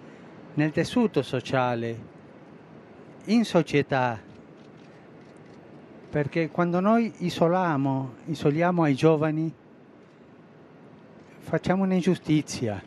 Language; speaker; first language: Italian; non-native, fluent; Spanish